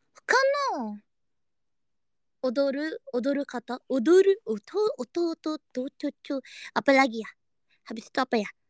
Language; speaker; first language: Japanese; non-native, learner; Indonesian